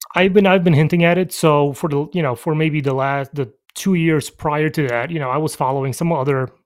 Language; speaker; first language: English; early bilingual, other home language; Polish